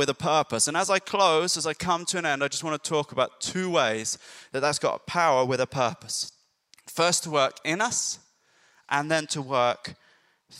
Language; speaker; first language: English; native; English